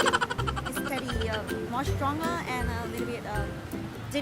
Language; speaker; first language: English; non-native, learner; Vietnamese